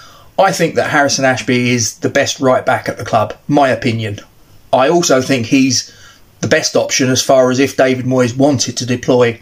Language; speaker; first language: English; native; English